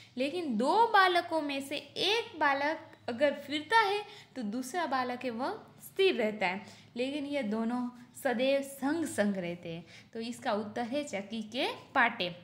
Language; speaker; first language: Hindi; non-native, local second language; Gujarati